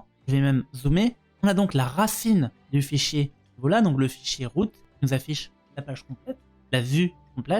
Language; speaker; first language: French; native; French